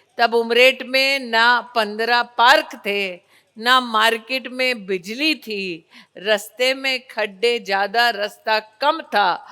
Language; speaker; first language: Hindi; native; Hindi